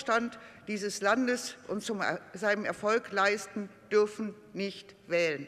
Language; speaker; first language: German; native; German